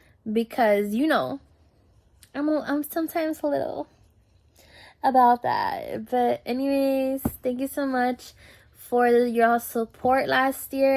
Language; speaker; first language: English; early bilingual, other home language; Spanish